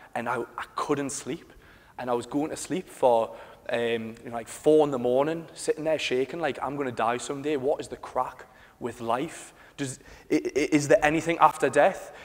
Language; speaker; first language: English; native; English